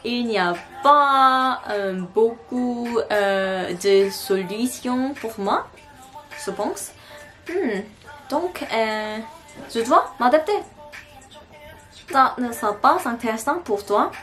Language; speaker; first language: French; non-native, learner; Korean